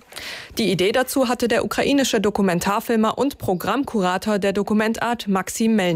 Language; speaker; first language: German; native; German